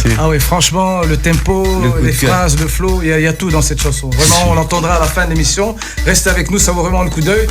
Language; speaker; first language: French; native; French